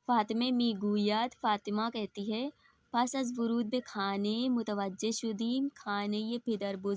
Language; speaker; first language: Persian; non-native, fluent; Urdu